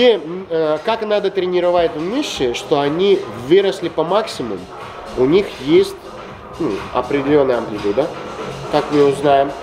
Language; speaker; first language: Russian; non-native, fluent; Greek